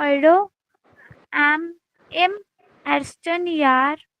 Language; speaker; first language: German; non-native, learner; Hindi